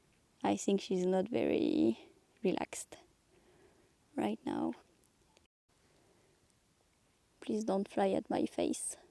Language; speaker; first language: English; non-native, fluent; French